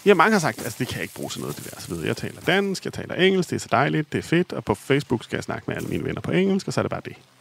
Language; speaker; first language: Danish; native; Danish